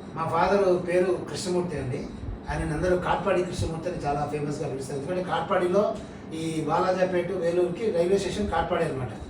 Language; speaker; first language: Telugu; non-native, local second language; Tamil